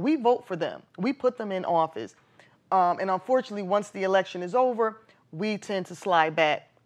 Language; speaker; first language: English; native; English